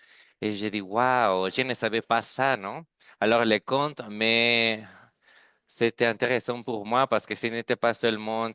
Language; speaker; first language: French; non-native, fluent; Spanish